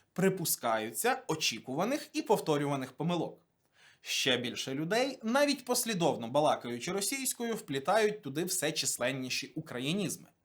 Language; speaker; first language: Ukrainian; native; Ukrainian